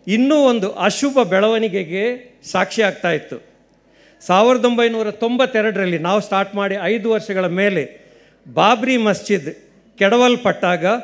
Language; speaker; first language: Kannada; non-native, local second language; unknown